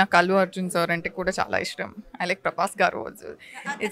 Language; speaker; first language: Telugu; non-native, local second language; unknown